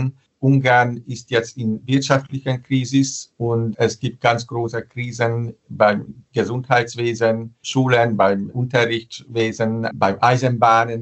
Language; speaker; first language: German; non-native, fluent; Hungarian